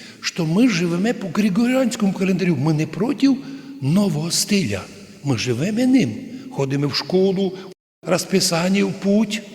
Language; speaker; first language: Ukrainian; native; Ukrainian